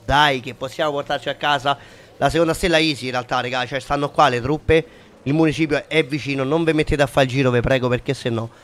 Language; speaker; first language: Italian; native; Italian